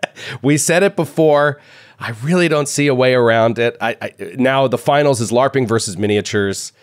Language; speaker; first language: English; native; English